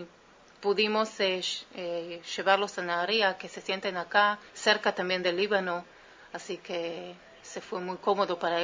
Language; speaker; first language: Spanish; early bilingual, heritage; Spanish